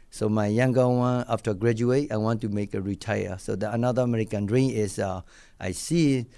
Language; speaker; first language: English; non-native, learner; Burmese